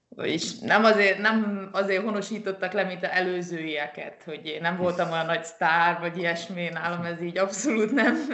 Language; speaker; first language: Hungarian; early bilingual, heritage; Hungarian